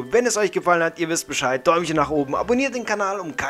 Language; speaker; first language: German; native; German